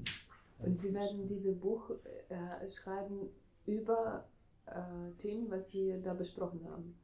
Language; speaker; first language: German; non-native, fluent; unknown